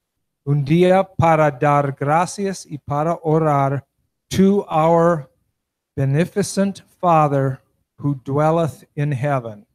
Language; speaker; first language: Spanish; non-native, learner; English